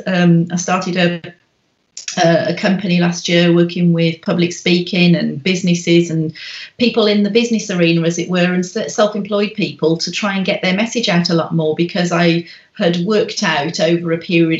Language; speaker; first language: English; native; English